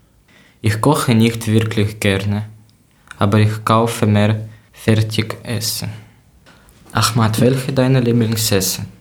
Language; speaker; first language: German; non-native, learner; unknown